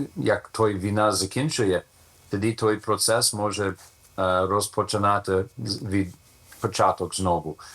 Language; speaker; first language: Ukrainian; non-native, learner; English